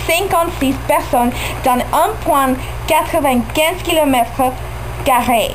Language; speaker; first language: French; non-native, learner; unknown